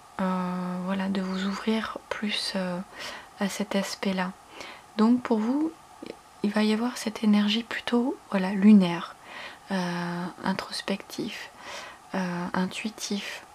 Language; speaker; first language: French; native; French